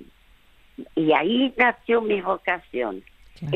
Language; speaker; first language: Spanish; early bilingual, other home language; French